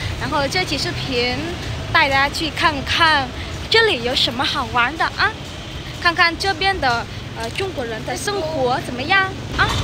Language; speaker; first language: Chinese; non-native, fluent; Vietnamese